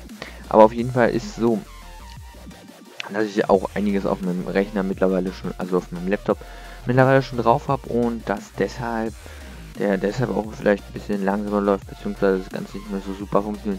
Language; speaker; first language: German; native; German